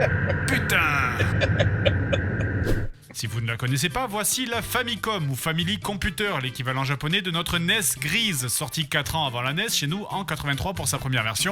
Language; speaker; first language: French; native; French